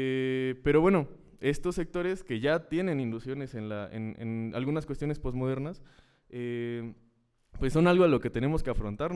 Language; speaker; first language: Spanish; native; Spanish